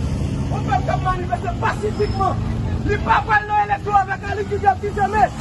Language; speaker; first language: Haitian Creole; native; Haitian Creole